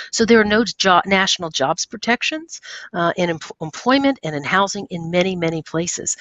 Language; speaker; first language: English; native; English